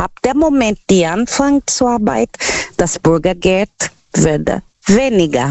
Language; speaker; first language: German; non-native, learner; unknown